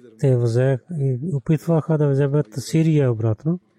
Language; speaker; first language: Bulgarian; non-native, learner; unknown